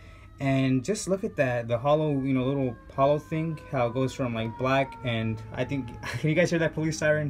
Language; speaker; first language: English; native; English